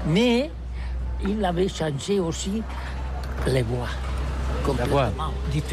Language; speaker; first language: French; non-native, local second language; Catalan